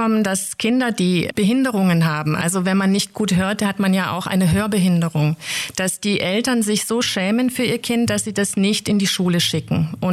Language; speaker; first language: German; native; German